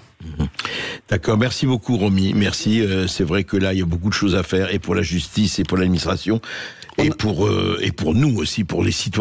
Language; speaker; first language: French; native; French